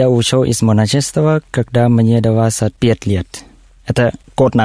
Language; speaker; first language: Russian; non-native, learner; Thai